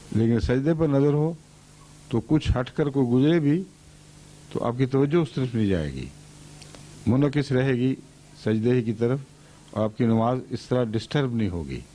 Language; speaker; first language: Urdu; native; Urdu